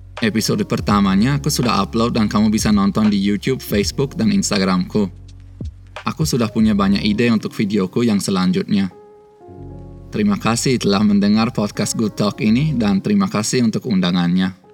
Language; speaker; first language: Indonesian; early bilingual, other home language; Swiss German